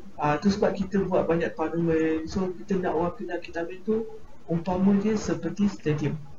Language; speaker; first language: Malay; native; Malay